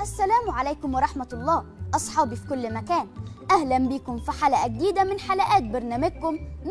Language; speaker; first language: Arabic; native; Arabic